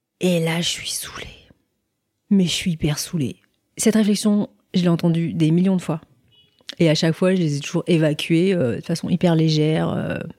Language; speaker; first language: French; native; French